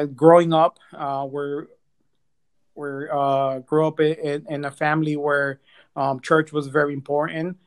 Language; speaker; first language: English; early bilingual, other home language; Spanish